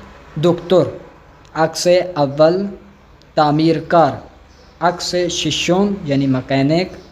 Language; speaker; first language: Persian; non-native, fluent; Urdu